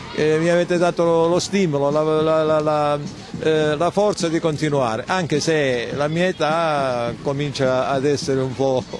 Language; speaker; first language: Italian; native; Italian